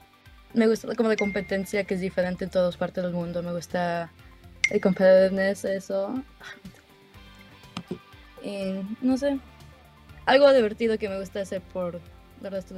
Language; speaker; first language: Spanish; early bilingual, heritage; Spanish